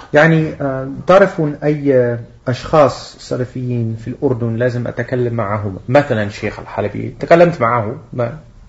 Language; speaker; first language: Arabic; non-native, fluent; Dutch